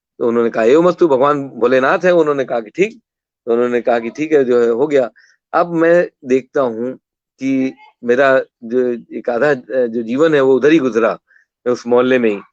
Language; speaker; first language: Hindi; non-native, local second language; Kannada